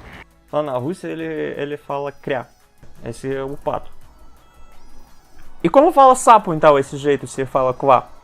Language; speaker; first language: Portuguese; non-native, fluent; Russian